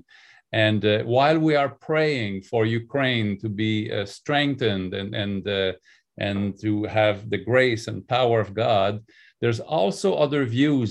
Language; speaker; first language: English; non-native, fluent; French